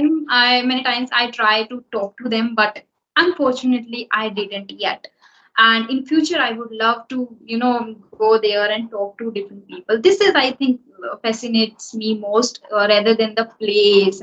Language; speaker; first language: English; non-native, local second language; Hindi